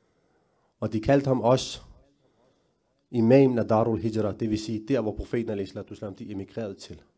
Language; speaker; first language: Danish; early bilingual, other home language; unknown